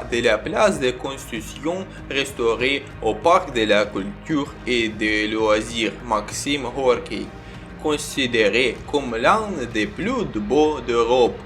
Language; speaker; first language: French; non-native, learner; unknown